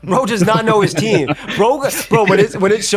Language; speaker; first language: English; native; English